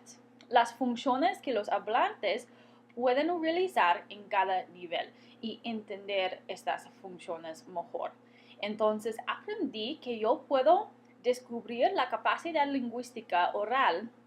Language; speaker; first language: Spanish; non-native, fluent; English